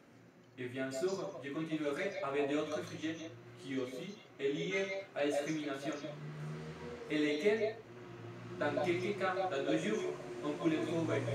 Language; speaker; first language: French; non-native, learner; Spanish